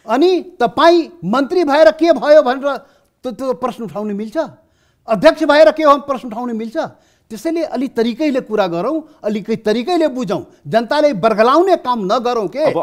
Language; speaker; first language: Nepali; non-native, local second language; Maithili